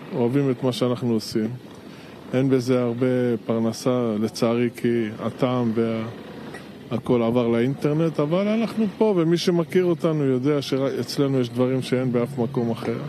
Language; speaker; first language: Hebrew; native; Hebrew